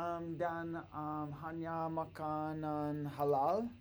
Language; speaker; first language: Indonesian; non-native, learner; English